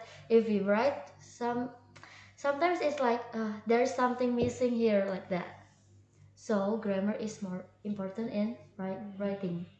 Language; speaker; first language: English; non-native, learner; Indonesian